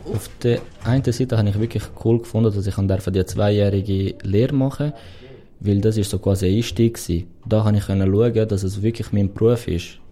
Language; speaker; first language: German; non-native, fluent; Portuguese